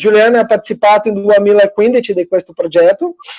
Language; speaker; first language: Italian; non-native, fluent; Portuguese